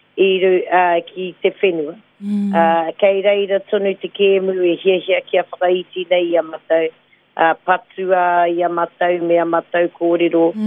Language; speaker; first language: Māori; non-native, local second language; English